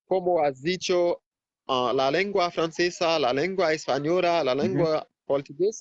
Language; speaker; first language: Spanish; non-native, fluent; Haitian Creole